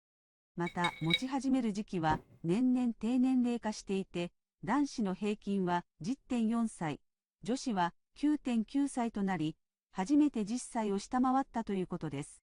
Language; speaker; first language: Japanese; native; Japanese